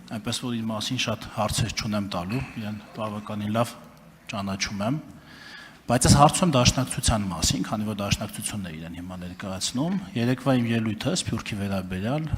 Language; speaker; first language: Armenian; native; Armenian